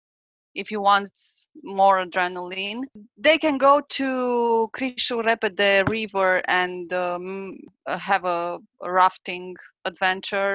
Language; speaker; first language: English; non-native, learner; Romanian